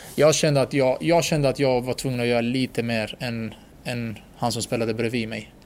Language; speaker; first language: Swedish; early bilingual, other home language; Bosnian